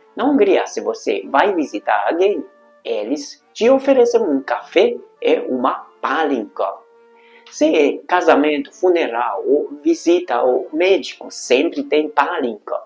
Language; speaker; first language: Portuguese; non-native, fluent; Hungarian